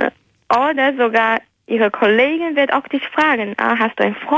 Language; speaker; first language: German; non-native, fluent; Chinese